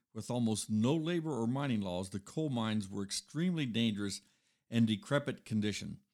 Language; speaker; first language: English; native; English